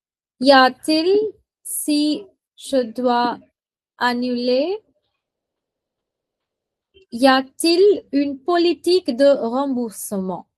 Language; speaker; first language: French; non-native, fluent; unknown